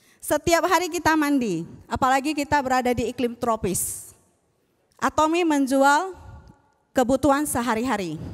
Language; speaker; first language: Indonesian; native; Indonesian